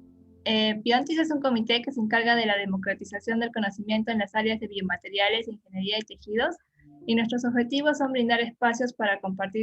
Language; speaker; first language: Spanish; native; Spanish